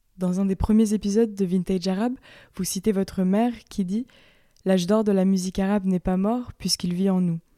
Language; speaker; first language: French; native; French